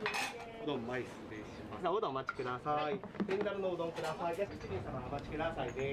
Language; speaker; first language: Japanese; native; Japanese